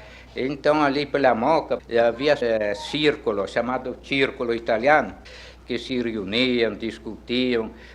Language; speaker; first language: Portuguese; non-native, fluent; Italian